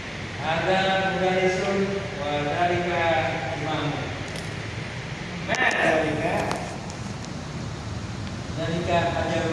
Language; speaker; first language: Arabic; non-native, learner; Indonesian